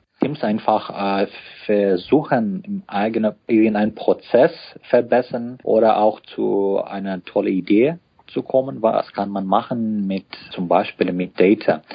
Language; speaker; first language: German; non-native, fluent; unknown